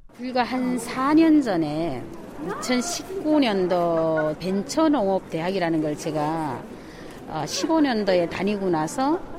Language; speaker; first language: Korean; native; Korean